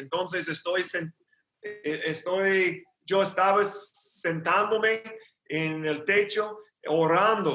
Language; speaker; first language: Spanish; non-native, learner; English